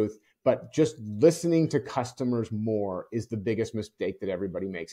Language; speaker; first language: English; native; English